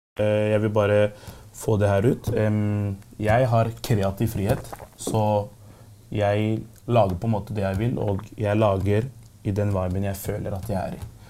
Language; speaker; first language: Norwegian; early bilingual, other home language; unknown